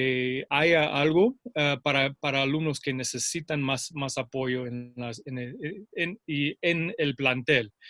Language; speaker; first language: Spanish; non-native, fluent; English